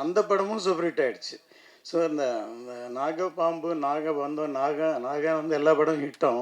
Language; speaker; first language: Tamil; native; Tamil